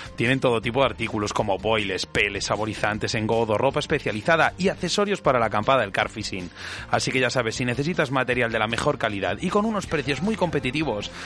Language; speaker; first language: Spanish; native; Spanish